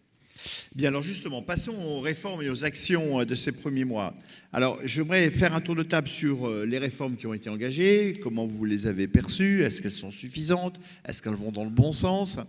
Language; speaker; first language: French; native; French